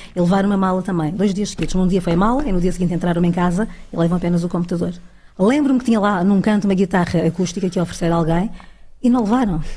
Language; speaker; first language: Portuguese; early bilingual, other home language; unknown